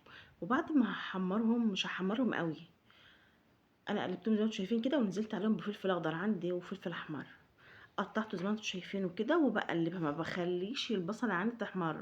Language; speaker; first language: Arabic; native; Arabic